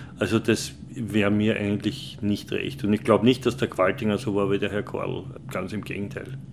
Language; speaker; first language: German; native; German